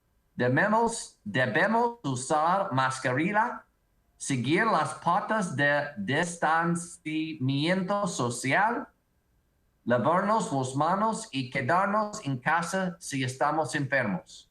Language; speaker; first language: Spanish; non-native, learner; English